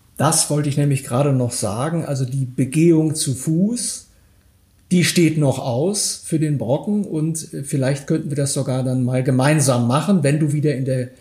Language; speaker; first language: German; native; German